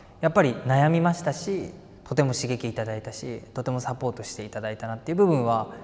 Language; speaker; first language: Japanese; native; Japanese